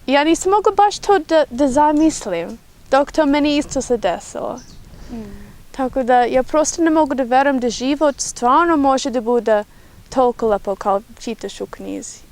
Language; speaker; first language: Bosnian; non-native, fluent; English